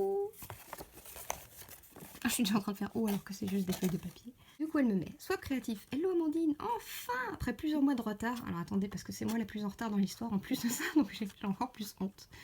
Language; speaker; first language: French; native; French